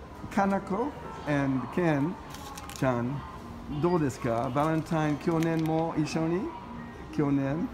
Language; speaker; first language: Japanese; non-native, learner; English